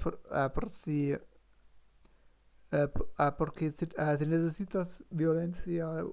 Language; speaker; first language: Spanish; non-native, learner; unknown